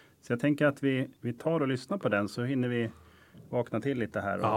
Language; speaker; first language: Swedish; native; Swedish